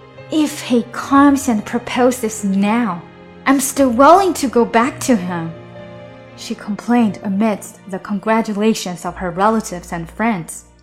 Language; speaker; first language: English; non-native, fluent; Chinese